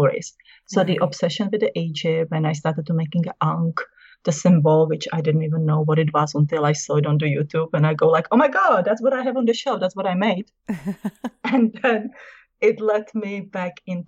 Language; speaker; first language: English; non-native, fluent; Czech